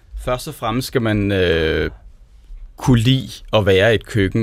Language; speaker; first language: Danish; native; Danish